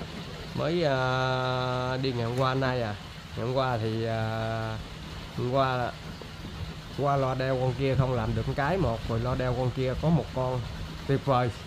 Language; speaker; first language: Vietnamese; native; Vietnamese